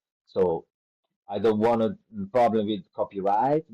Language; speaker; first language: English; non-native, learner; Italian